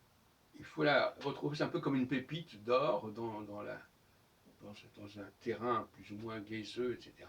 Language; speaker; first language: French; native; French